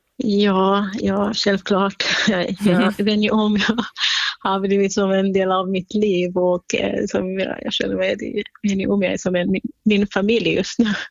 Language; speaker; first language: Swedish; non-native, fluent; Kurdish